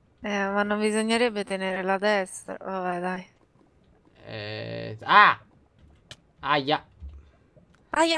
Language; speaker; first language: Italian; native; Italian